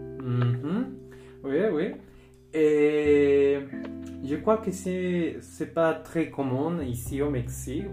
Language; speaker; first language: French; non-native, fluent; Spanish